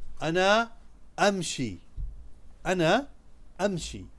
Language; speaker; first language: Arabic; non-native, fluent; Urdu